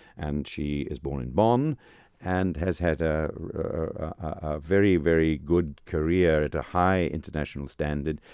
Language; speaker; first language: English; native; English